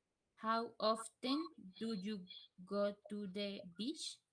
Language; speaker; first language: English; non-native, learner; Spanish